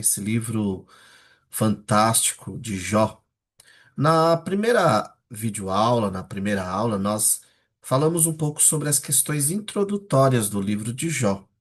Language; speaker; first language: Portuguese; native; Portuguese